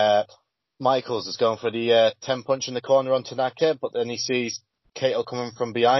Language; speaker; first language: English; native; English